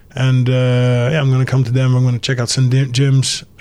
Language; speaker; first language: English; early bilingual, other home language; Dutch